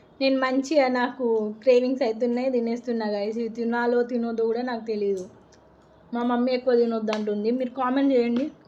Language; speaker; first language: Telugu; non-native, local second language; Lambadi